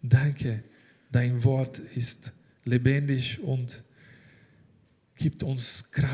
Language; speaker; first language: German; non-native, fluent; Portuguese